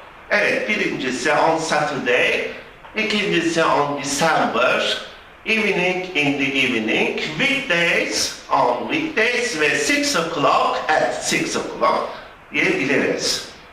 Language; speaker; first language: English; non-native, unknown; Turkish